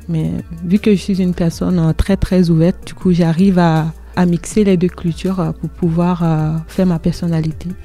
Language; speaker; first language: French; non-native, local second language; Dyula